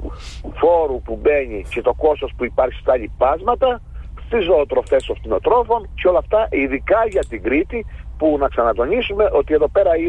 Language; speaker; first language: Greek; native; Greek